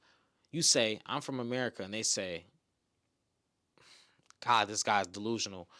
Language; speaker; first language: English; native; English